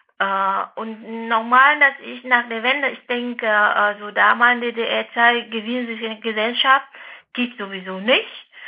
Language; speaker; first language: German; non-native, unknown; Vietnamese